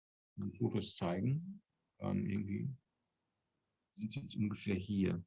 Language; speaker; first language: German; native; German